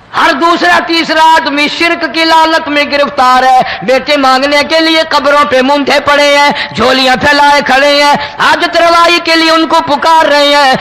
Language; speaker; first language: Urdu; non-native, local second language; Punjabi